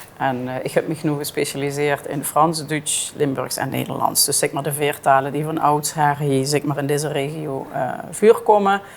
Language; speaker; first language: Dutch; native; Dutch